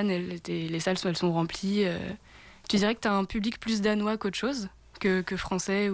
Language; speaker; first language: French; native; French